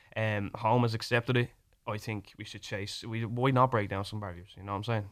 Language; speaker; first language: English; native; English